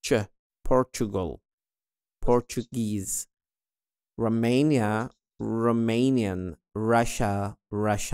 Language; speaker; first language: English; non-native, fluent; Arabic